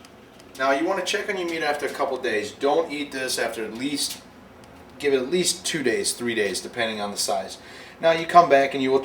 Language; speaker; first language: English; native; English